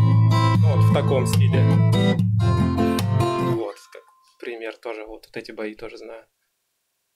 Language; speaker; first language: Russian; native; Russian